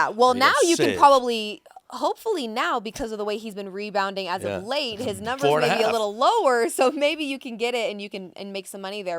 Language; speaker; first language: English; native; English